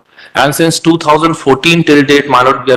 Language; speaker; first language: English; non-native, local second language; Hindi